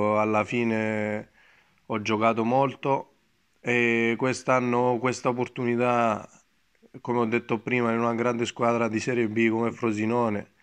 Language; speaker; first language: Italian; non-native, fluent; Greek